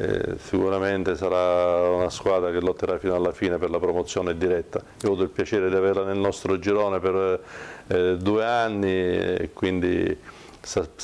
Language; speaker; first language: Italian; native; Italian